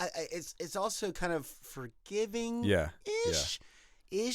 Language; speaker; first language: English; native; English